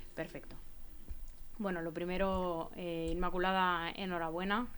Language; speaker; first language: Spanish; native; Spanish